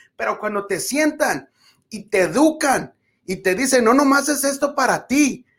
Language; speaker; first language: Spanish; early bilingual, other home language; English